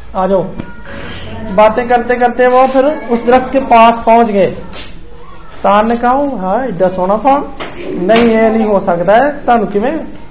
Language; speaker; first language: Urdu; non-native, local second language; Punjabi